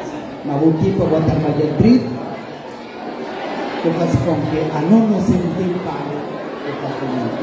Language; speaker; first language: Portuguese; non-native, local second language; Upper Guinea Crioulo